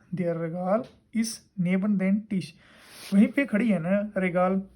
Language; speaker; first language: Hindi; non-native, local second language; Punjabi